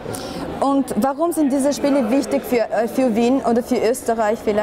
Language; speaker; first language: German; non-native, fluent; Armenian